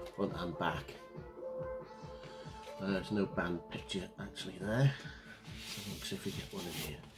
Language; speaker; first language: English; native; English